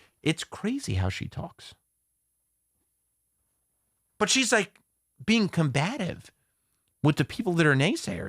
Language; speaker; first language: English; native; English